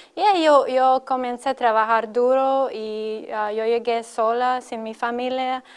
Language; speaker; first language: Spanish; non-native, learner; Latvian